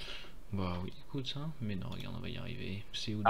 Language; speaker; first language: French; native; French